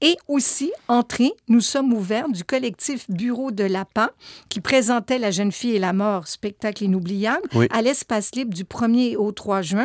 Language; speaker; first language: French; native; French